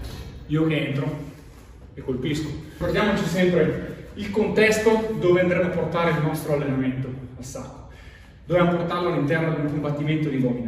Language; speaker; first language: Italian; native; Italian